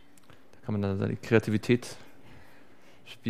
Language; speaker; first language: German; native; German